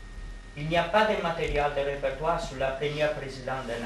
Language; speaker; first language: French; non-native, fluent; Italian